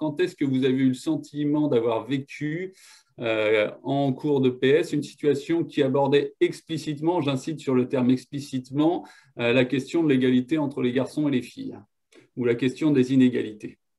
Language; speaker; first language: French; native; French